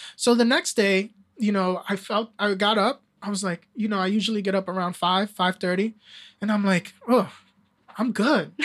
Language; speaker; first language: English; early bilingual, other home language; Spanish